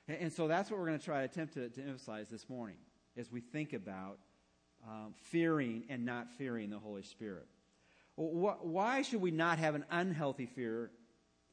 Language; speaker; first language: English; native; English